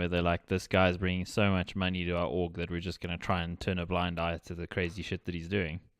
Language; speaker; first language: English; native; English